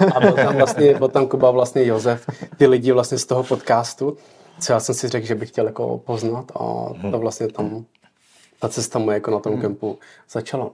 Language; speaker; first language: Czech; early bilingual, other home language; Ukrainian